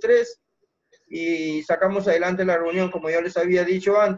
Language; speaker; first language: Spanish; native; Spanish